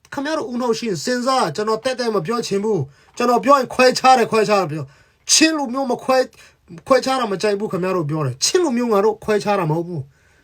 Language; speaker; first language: Burmese; non-native, local second language; Hakha Chin